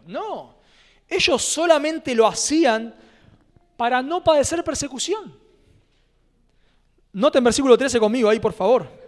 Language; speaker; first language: Spanish; native; Spanish